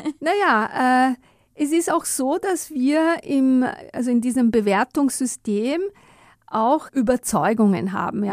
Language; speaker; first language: German; non-native, fluent; Italian